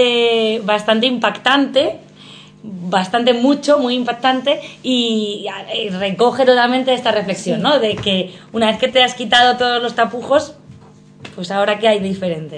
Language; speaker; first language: Spanish; native; Spanish